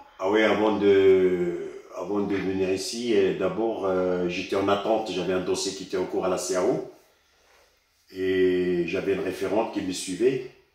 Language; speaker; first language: French; early bilingual, other home language; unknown